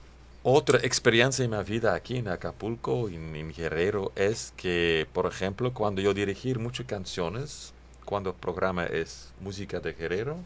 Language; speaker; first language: Spanish; non-native, learner; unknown